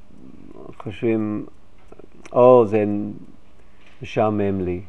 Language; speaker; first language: Hebrew; non-native, fluent; English